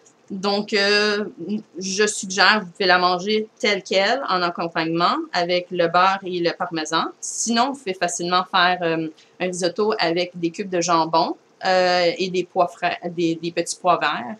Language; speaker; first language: French; native; French